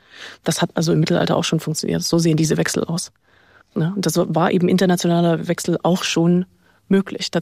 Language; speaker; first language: German; native; German